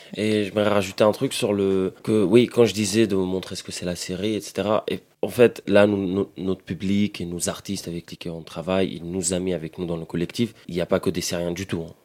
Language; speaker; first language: French; non-native, fluent; Arabic